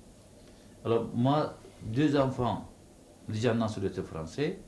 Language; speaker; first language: French; non-native, local second language; Turkish